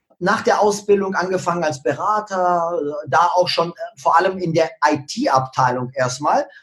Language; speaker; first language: German; early bilingual, other home language; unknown